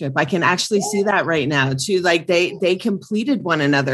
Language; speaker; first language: English; native; English